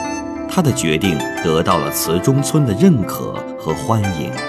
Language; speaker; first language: Chinese; native; Chinese